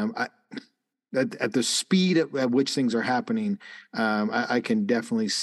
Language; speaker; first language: English; native; English